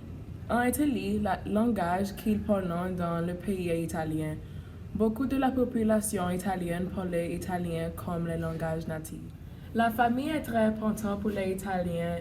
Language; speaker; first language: French; non-native, learner; English